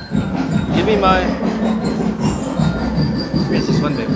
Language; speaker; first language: English; non-native, learner; French